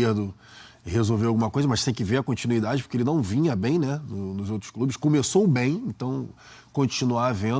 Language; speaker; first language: Portuguese; native; Portuguese